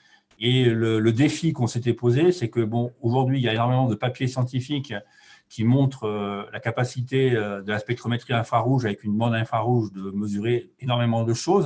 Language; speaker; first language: French; native; French